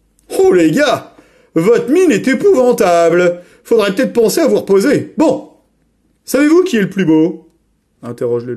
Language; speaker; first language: French; native; French